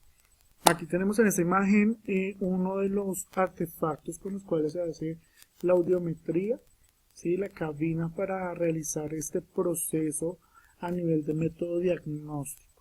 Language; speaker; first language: Spanish; native; Spanish